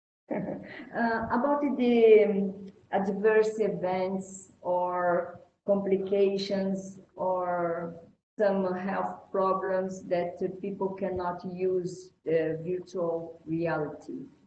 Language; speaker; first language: English; non-native, fluent; Portuguese